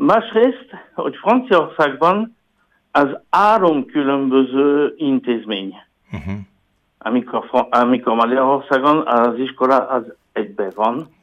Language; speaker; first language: Hungarian; non-native, learner; French